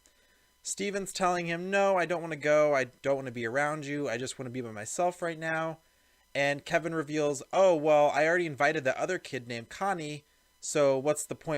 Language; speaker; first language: English; native; English